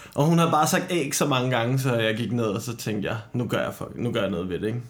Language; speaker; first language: Danish; early bilingual, other home language; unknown